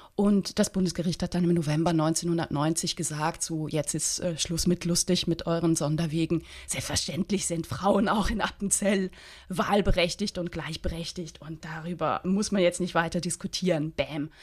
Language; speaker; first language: German; native; German